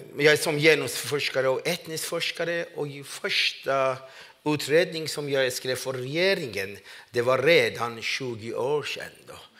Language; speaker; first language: Swedish; non-native, fluent; Persian